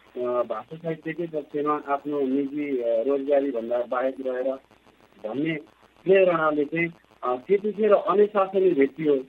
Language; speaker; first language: Nepali; native; Nepali